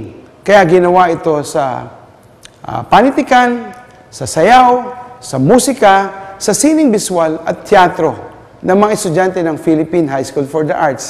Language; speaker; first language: Filipino; native; Filipino